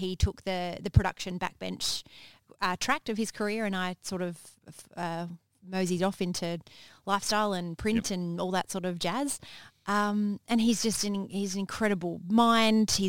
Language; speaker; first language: English; native; English